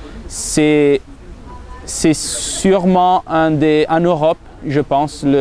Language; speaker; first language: French; non-native, fluent; Italian